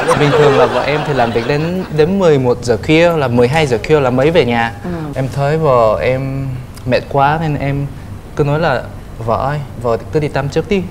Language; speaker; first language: Vietnamese; non-native, fluent; Korean